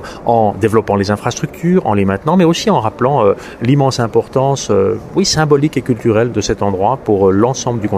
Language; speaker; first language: French; native; French